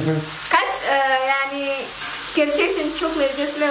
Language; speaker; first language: Turkish; non-native, learner; Indonesian